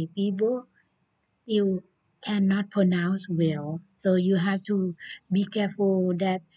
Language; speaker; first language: English; non-native, learner; Chinese